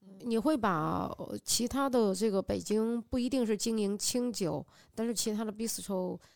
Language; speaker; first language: Chinese; native; Chinese